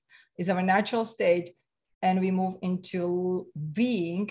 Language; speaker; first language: English; non-native, fluent; Slovak